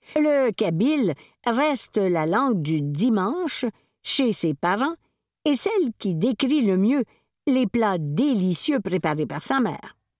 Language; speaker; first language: French; native; French